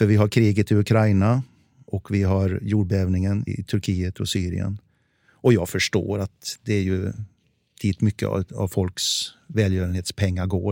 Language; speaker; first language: Swedish; native; Swedish